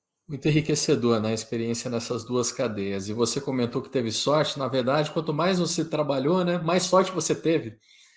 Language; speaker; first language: Portuguese; native; Portuguese